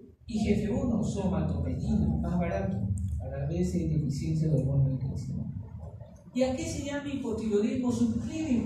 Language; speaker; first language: Spanish; native; Spanish